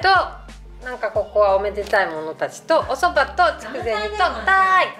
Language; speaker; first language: Japanese; native; Japanese